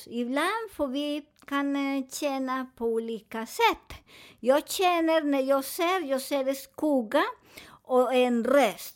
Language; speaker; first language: Swedish; non-native, fluent; Spanish